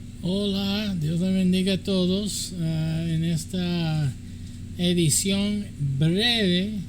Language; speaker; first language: Spanish; early bilingual, heritage; English